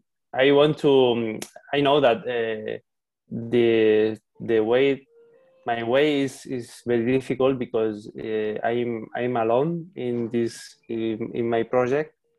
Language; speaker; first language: English; non-native, learner; Spanish